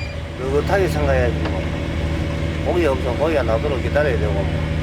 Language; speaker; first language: Korean; native; Korean